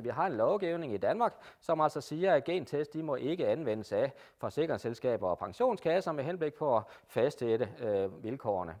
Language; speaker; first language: Danish; native; Danish